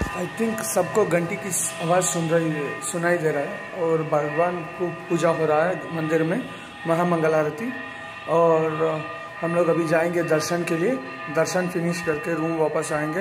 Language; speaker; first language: Hindi; non-native, local second language; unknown